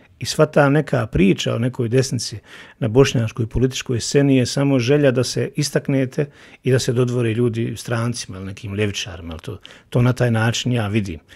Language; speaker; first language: Bosnian; native; Bosnian